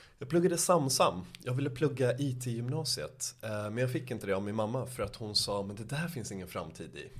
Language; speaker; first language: Swedish; early bilingual, other home language; Persian